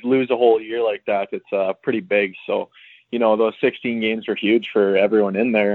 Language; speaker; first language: English; native; English